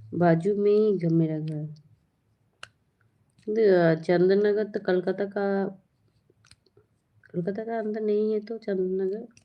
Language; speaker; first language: Hindi; non-native, learner; Bangla